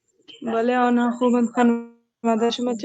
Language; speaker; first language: Persian; non-native, learner; Urdu